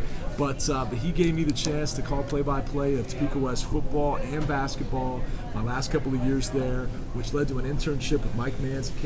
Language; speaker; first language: English; native; English